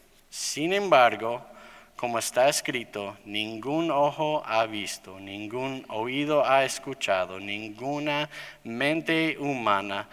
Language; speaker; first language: Spanish; non-native, fluent; English